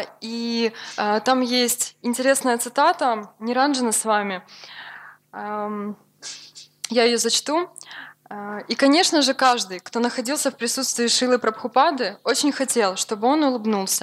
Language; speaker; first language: Russian; native; Russian